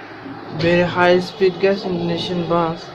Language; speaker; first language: English; non-native, learner; Bangla